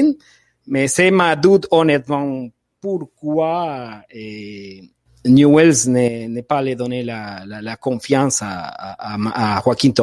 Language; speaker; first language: French; non-native, fluent; Spanish